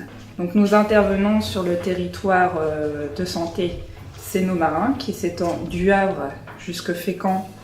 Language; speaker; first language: French; native; French